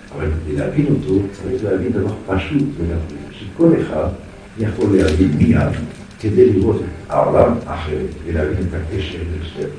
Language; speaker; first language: Hebrew; non-native, fluent; French